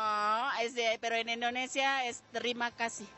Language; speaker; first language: Spanish; non-native, learner; Indonesian